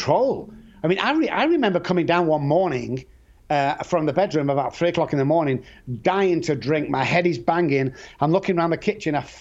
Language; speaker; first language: English; native; English